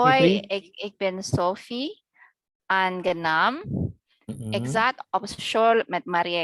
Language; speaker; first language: Dutch; non-native, learner; Indonesian